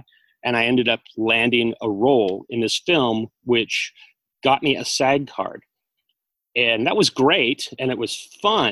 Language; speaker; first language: English; native; English